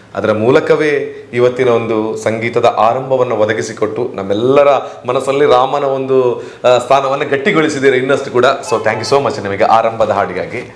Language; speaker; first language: Kannada; native; Kannada